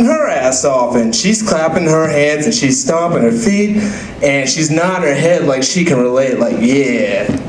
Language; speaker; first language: English; native; English